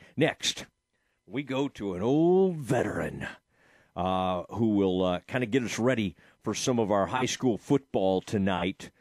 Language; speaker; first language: English; native; English